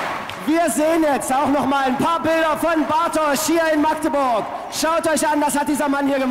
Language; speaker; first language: German; native; German